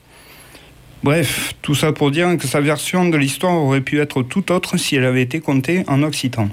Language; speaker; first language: French; native; French